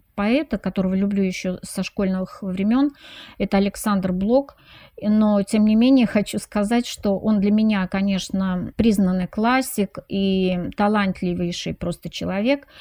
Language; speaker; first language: Russian; native; Russian